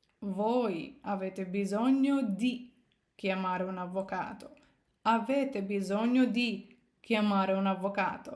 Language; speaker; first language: Italian; non-native, fluent; Ukrainian